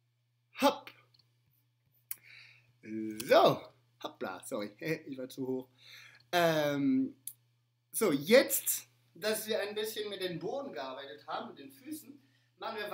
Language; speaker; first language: German; non-native, fluent; French